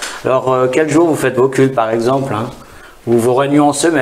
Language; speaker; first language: French; native; French